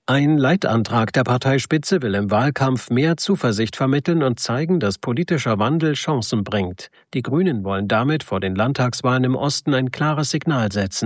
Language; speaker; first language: German; native; German